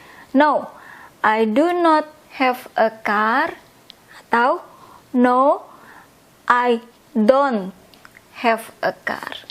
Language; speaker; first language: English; non-native, fluent; Indonesian